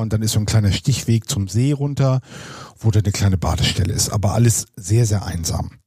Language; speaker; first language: German; native; German